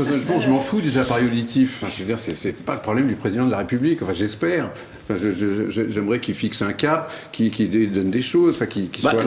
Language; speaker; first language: French; native; French